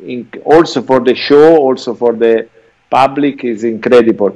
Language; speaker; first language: English; non-native, learner; Italian